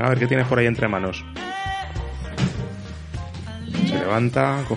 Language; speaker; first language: Spanish; native; Spanish